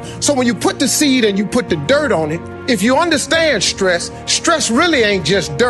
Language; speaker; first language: English; native; English